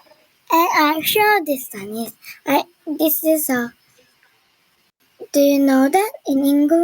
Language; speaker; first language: English; non-native, learner; Korean